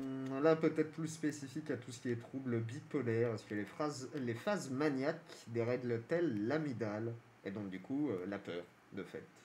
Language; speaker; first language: French; native; French